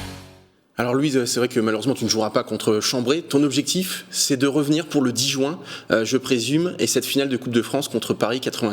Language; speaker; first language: French; native; French